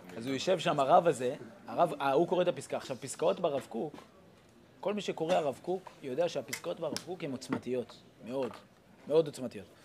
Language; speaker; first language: Hebrew; native; Hebrew